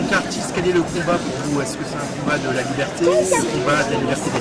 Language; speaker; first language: French; native; French